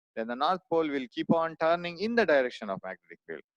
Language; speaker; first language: English; non-native, local second language; Kannada